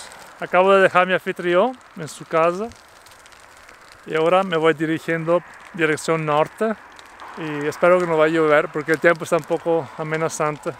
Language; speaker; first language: Spanish; non-native, fluent; Portuguese